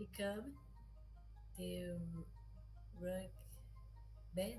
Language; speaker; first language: English; non-native, learner; Portuguese